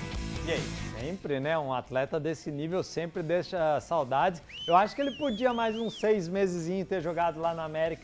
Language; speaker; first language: Portuguese; native; Portuguese